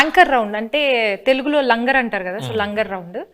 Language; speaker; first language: Telugu; native; Telugu